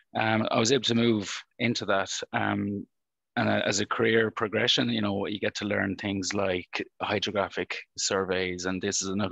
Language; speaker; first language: English; native; English